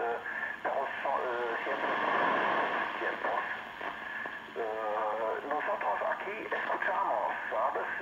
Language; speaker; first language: Spanish; non-native, learner; German